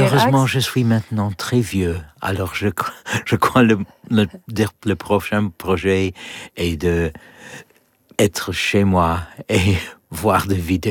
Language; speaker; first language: French; non-native, learner; English